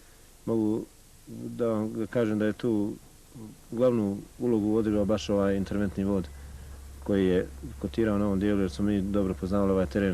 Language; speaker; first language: Bosnian; native; Bosnian